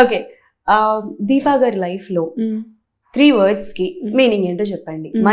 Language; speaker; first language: Telugu; native; Telugu